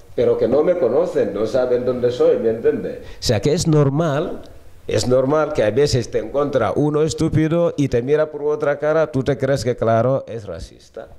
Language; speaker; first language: Spanish; early bilingual, other home language; Wolof